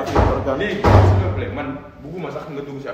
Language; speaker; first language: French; non-native, local second language; Wolof